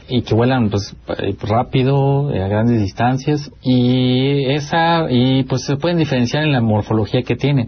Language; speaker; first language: Spanish; native; Spanish